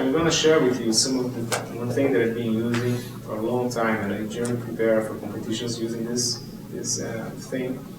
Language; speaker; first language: English; non-native, fluent; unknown